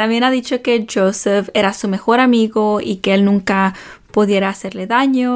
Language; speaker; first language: Spanish; early bilingual, heritage; Spanish